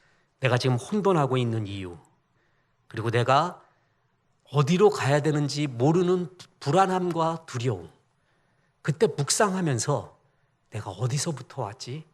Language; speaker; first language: Korean; native; Korean